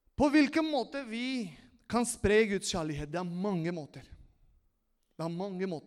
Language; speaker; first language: Norwegian; non-native, fluent; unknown